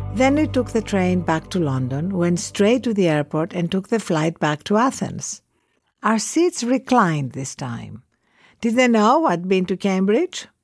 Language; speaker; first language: English; non-native, fluent; Greek